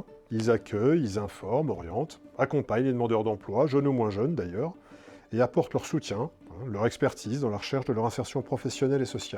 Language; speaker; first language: French; native; French